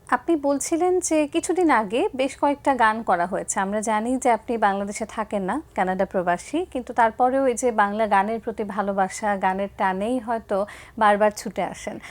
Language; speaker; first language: Bangla; native; Bangla